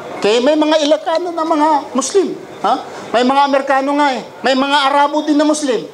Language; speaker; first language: Filipino; non-native, local second language; Cebuano